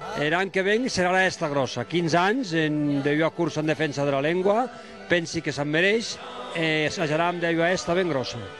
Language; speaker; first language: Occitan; native; Occitan